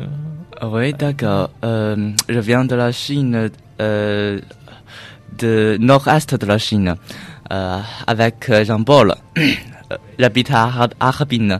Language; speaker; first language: French; non-native, learner; Chinese